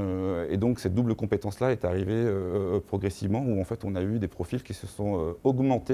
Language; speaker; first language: French; native; French